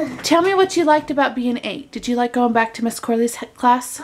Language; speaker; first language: English; native; English